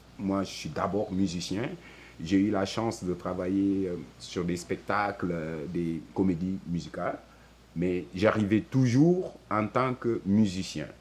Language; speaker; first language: French; non-native, local second language; Wolof